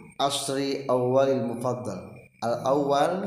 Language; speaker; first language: Arabic; non-native, learner; Indonesian